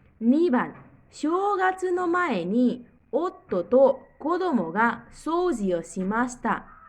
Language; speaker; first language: Japanese; non-native, fluent; Nepali